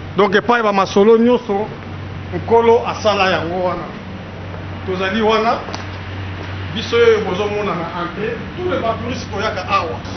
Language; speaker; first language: Lingala; non-native, local second language; Kongo